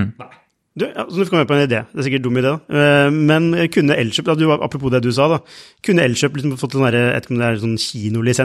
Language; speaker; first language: Norwegian; native; Norwegian